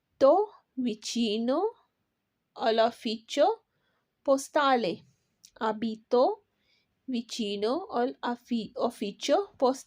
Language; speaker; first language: Italian; non-native, fluent; Urdu